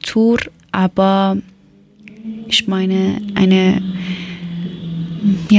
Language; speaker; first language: German; non-native, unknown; Persian